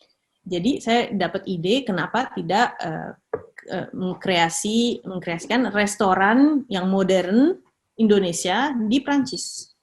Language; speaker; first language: Indonesian; early bilingual, heritage; Indonesian